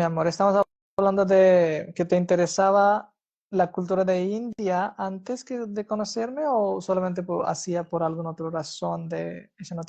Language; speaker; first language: Spanish; non-native, fluent; Hindi